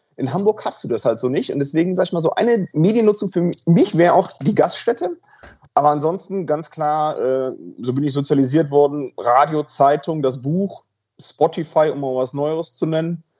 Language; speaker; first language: German; native; German